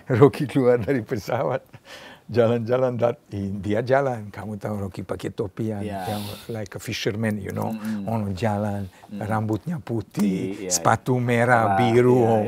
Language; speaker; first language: Indonesian; non-native, fluent; Serbian